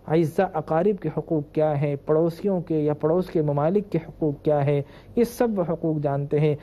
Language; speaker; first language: Urdu; native; Urdu